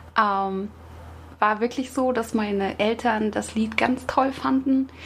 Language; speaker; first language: German; native; German